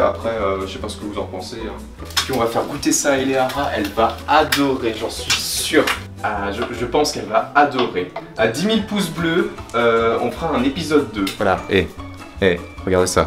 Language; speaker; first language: French; native; French